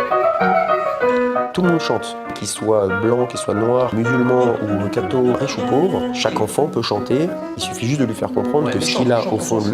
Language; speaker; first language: French; native; French